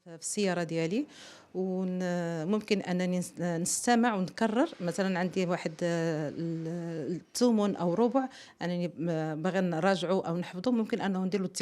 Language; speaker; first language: Arabic; native; Arabic